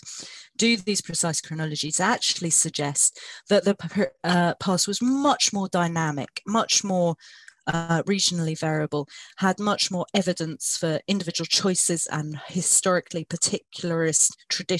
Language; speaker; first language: English; native; English